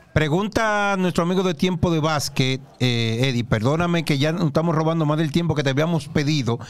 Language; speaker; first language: Spanish; native; Spanish